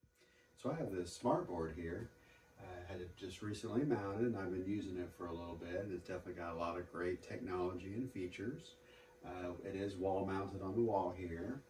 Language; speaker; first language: English; native; English